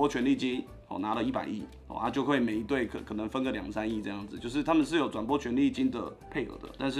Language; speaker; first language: Chinese; native; Chinese